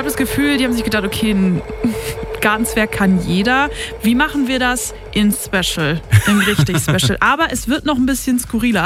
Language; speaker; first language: German; native; German